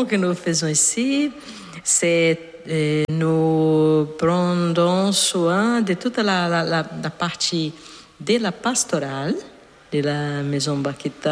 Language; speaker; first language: French; non-native, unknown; Portuguese